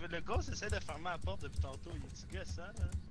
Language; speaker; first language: French; native; French